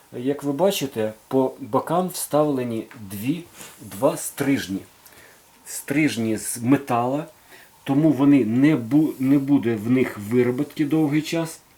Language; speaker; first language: Ukrainian; non-native, local second language; Russian